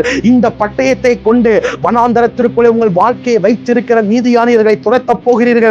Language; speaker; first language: Tamil; native; Tamil